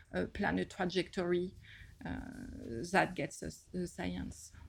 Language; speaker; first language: English; non-native, fluent; French